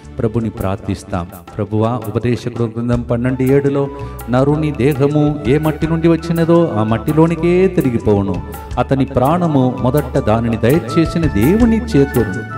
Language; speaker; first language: Telugu; non-native, fluent; Tamil